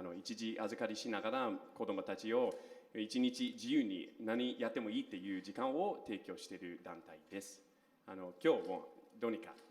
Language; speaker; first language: Japanese; non-native, fluent; English